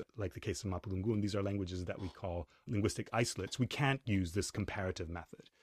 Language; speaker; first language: English; non-native, fluent; Spanish